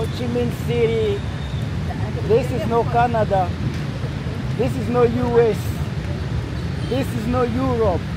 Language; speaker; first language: English; non-native, fluent; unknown